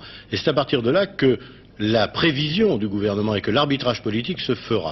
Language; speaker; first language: French; native; French